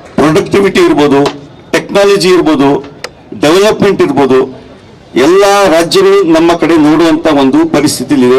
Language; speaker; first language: Kannada; native; Kannada